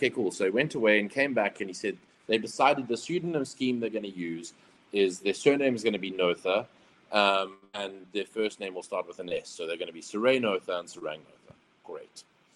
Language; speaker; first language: English; native; English